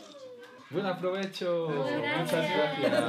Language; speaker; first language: Spanish; non-native, learner; Korean